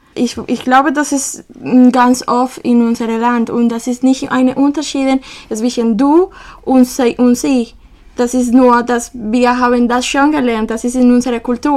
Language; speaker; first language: German; non-native, learner; Spanish